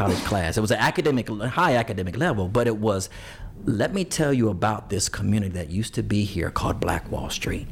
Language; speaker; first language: English; native; English